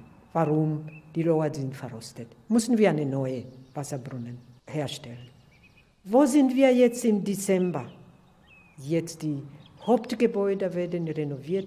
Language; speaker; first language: German; non-native, learner; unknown